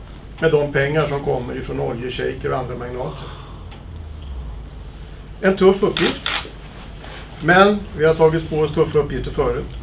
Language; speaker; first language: Swedish; native; Swedish